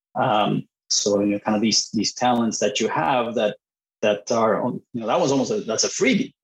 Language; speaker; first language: English; non-native, fluent; Spanish